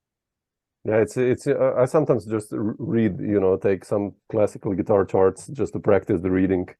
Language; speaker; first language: English; non-native, fluent; Slovenian